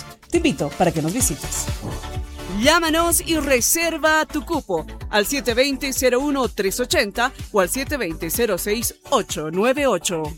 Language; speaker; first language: Spanish; native; Spanish